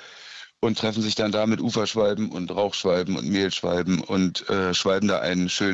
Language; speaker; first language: German; native; German